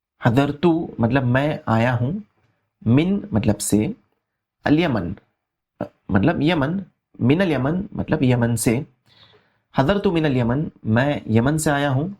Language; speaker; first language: Urdu; native; Urdu